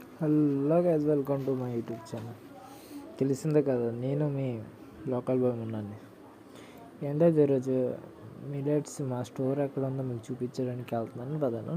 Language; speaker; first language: Telugu; non-native, local second language; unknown